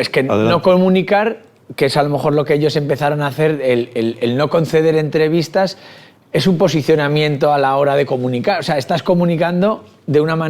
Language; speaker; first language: Spanish; native; Spanish